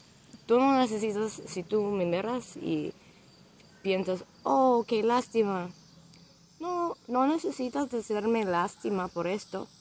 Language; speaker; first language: Spanish; non-native, learner; English